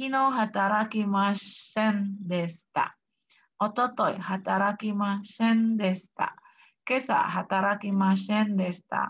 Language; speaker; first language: Japanese; non-native, fluent; Indonesian